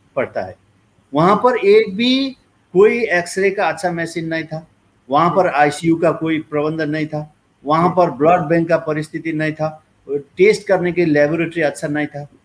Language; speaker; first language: Hindi; non-native, local second language; Nepali